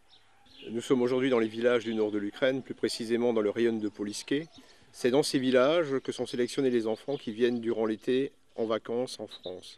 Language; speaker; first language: French; native; French